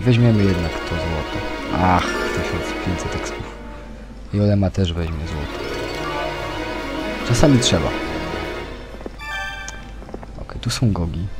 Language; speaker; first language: Polish; native; Polish